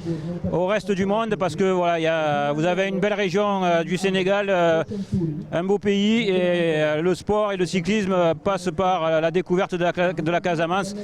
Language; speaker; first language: French; native; French